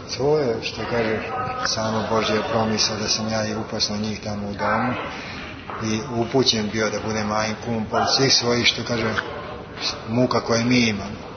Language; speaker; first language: Serbian; native; Serbian